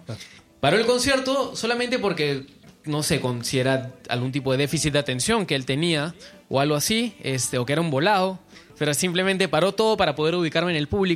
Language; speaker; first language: Spanish; native; Spanish